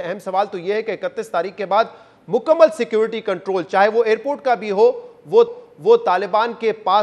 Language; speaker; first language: Urdu; native; Urdu